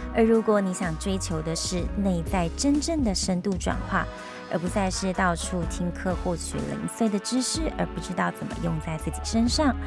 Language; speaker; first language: Chinese; native; Chinese